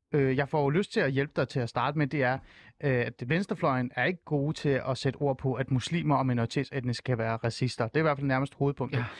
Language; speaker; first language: Danish; early bilingual, other home language; Persian